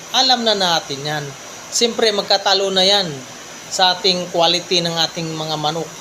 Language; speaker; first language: Filipino; non-native, local second language; Cebuano